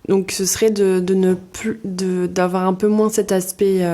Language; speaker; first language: French; native; French